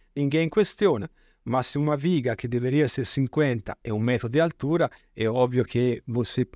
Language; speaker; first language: Portuguese; non-native, fluent; Italian